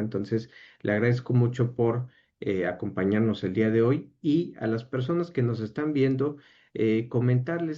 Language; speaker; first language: Spanish; native; Spanish